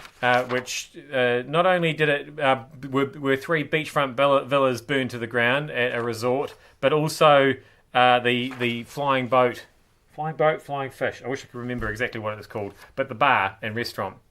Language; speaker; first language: English; native; English